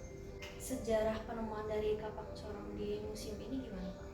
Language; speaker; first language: Indonesian; native; Indonesian